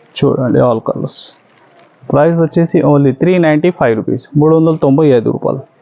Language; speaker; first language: Telugu; non-native, local second language; Urdu